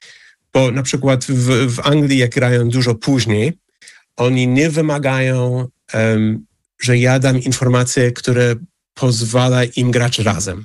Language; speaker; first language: Polish; non-native, fluent; English